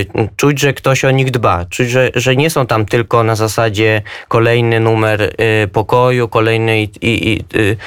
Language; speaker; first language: Polish; native; Polish